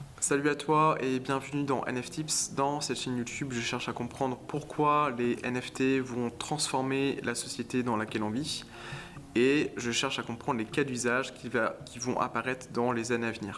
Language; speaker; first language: French; native; French